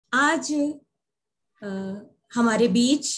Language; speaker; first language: Hindi; native; Hindi